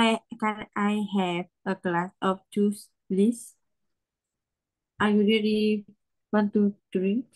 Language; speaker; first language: English; non-native, learner; Vietnamese